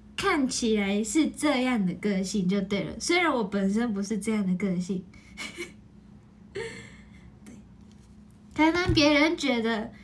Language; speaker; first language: Chinese; non-native, fluent; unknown